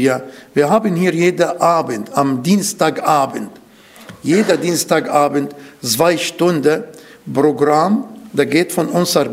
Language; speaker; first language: German; non-native, fluent; Arabic